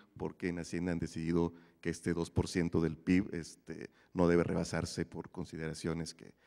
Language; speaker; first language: Spanish; native; Spanish